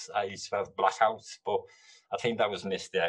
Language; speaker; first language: English; native; English